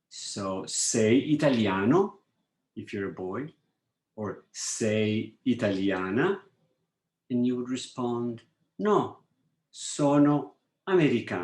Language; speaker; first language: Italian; non-native, fluent; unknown